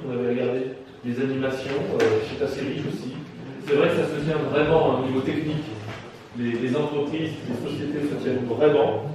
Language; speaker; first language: French; native; French